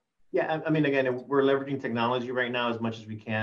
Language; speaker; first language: English; early bilingual, other home language; Spanish